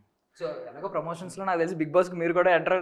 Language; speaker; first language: Telugu; native; Telugu